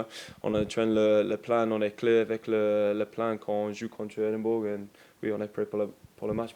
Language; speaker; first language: French; non-native, learner; English